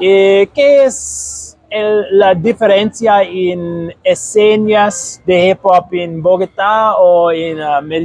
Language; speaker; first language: Spanish; non-native, learner; English